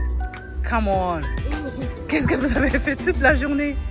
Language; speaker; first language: French; non-native, local second language; Kinyarwanda